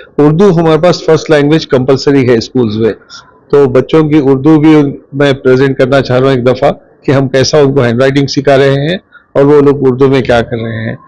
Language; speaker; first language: Urdu; native; Urdu